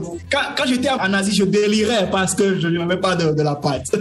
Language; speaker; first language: French; non-native, local second language; Ewe